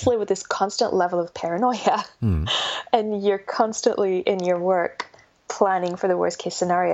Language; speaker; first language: English; native; English